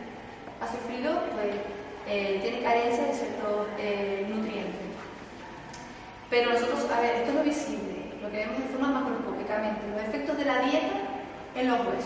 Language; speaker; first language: Spanish; native; Spanish